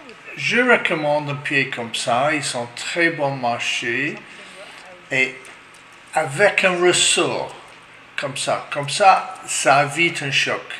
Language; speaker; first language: French; non-native, learner; English